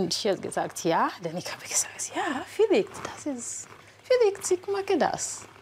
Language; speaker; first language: German; non-native, learner; Swahili